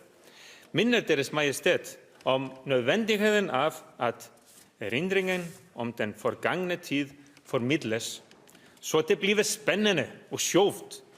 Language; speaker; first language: Danish; non-native, fluent; Icelandic